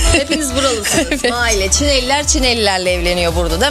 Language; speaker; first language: Turkish; native; Turkish